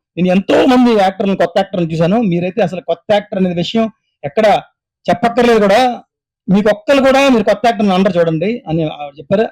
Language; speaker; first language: Telugu; native; Telugu